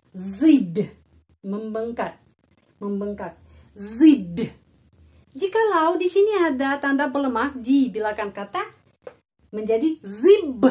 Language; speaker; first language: Indonesian; non-native, fluent; Russian